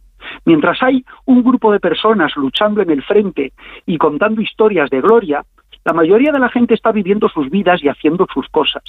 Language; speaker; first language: Spanish; native; Spanish